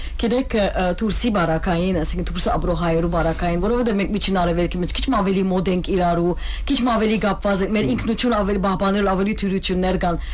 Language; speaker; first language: Armenian; native; Armenian